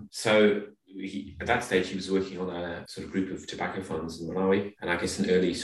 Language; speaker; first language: English; native; English